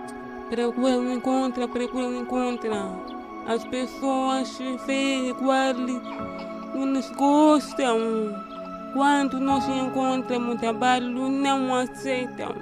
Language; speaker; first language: Portuguese; non-native, learner; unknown